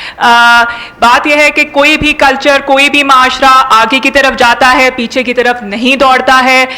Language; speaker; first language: Urdu; non-native, local second language; Pashto